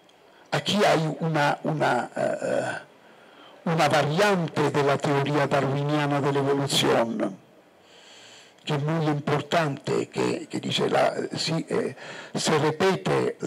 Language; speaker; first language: Spanish; non-native, fluent; Italian